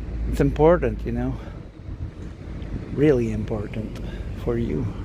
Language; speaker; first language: English; non-native, fluent; French